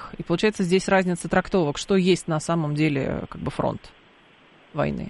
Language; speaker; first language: Russian; native; Russian